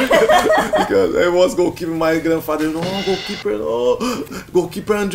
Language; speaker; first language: English; non-native, learner; Portuguese